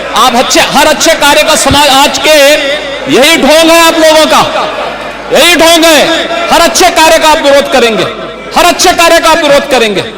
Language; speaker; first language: Hindi; native; Hindi